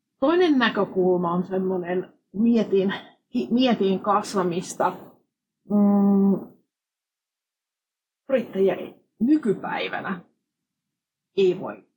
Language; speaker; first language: Finnish; non-native, fluent; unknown